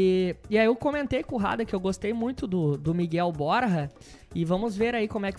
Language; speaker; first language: Portuguese; native; Portuguese